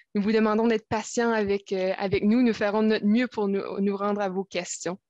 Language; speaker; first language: French; native; French